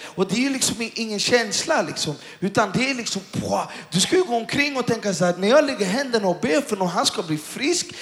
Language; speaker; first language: Swedish; native; Swedish